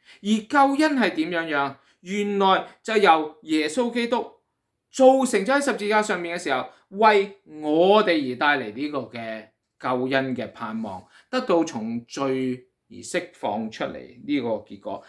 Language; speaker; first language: Cantonese; native; Cantonese